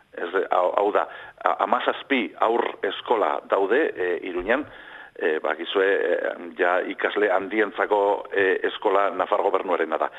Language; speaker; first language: Basque; non-native, local second language; Spanish